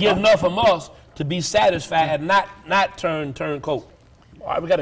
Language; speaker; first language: English; native; English